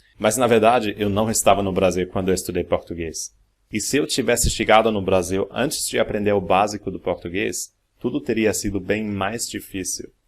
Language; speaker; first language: Portuguese; non-native, fluent; German